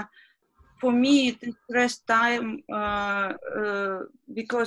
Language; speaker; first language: English; non-native, learner; Russian